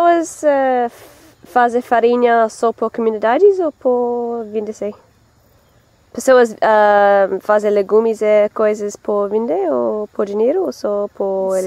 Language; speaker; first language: Portuguese; non-native, learner; English